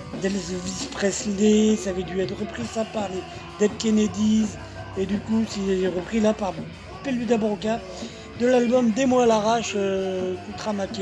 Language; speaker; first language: French; native; French